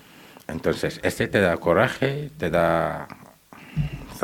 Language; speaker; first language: Spanish; non-native, learner; Wolof